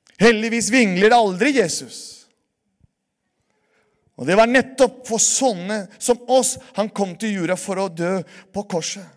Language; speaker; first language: Norwegian; non-native, fluent; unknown